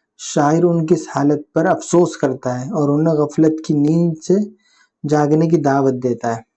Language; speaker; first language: Urdu; native; Urdu